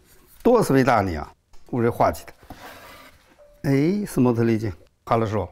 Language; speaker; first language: Russian; non-native, learner; Chinese